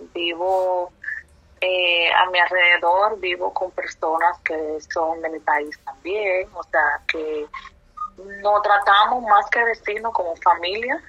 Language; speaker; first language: Spanish; native; Spanish